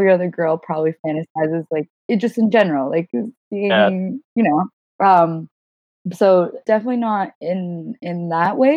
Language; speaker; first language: English; non-native, fluent; Gujarati